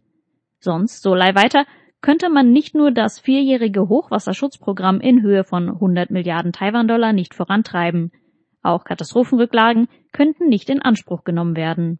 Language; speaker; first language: German; native; German